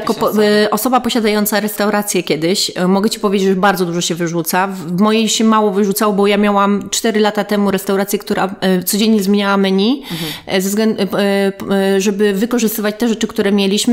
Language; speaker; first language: Polish; native; Polish